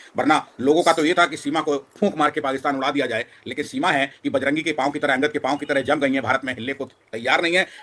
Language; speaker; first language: Hindi; native; Hindi